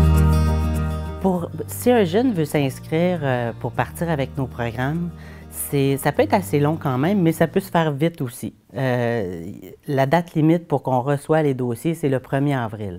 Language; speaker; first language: French; native; French